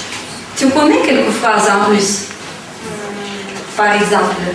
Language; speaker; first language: French; non-native, fluent; Russian